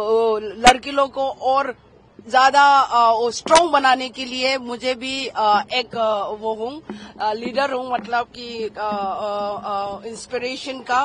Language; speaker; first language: Hindi; non-native, local second language; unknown